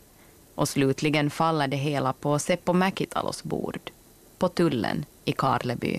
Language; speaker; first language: Swedish; native; Swedish